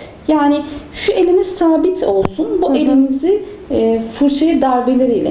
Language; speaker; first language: Turkish; native; Turkish